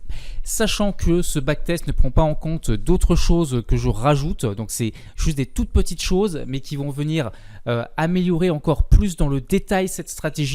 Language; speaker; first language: French; native; French